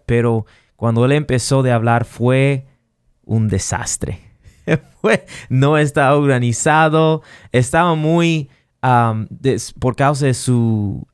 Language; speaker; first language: Spanish; non-native, fluent; English